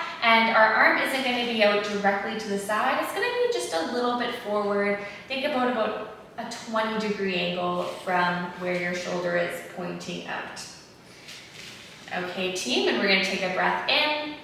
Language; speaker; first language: English; native; English